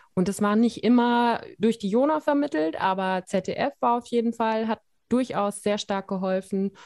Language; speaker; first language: German; native; German